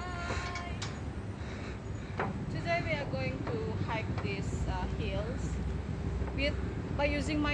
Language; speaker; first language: English; non-native, learner; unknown